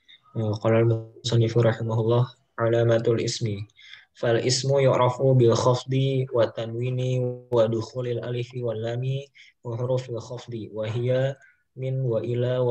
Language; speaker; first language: Arabic; non-native, learner; Indonesian